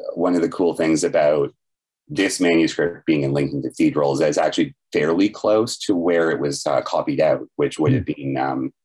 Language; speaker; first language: English; native; English